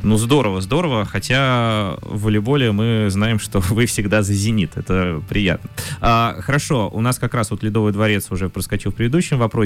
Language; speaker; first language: Russian; native; Russian